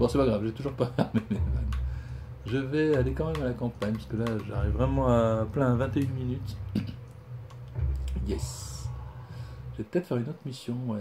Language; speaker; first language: French; native; French